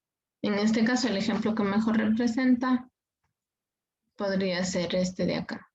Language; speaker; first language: Spanish; native; Spanish